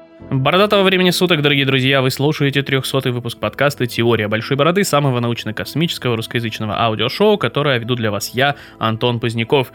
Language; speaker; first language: Russian; native; Russian